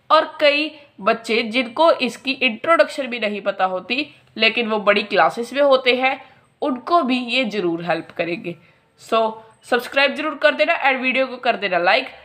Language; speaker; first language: Hindi; non-native, local second language; Punjabi